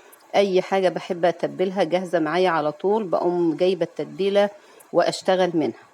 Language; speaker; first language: Arabic; native; Arabic